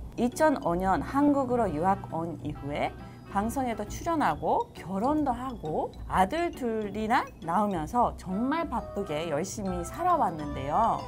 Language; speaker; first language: Korean; non-native, fluent; English